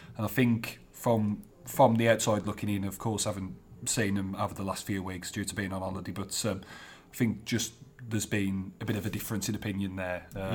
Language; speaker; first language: English; native; English